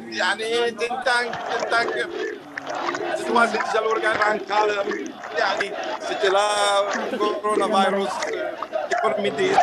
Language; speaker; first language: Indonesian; non-native, learner; Arabic